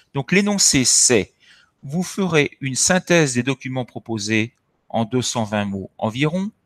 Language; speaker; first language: French; native; French